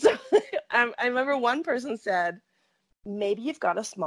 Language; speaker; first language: English; native; English